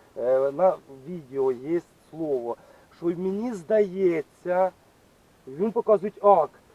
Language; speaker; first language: Ukrainian; native; Ukrainian